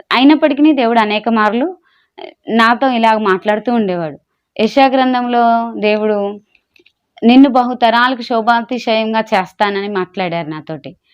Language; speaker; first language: Telugu; non-native, local second language; Urdu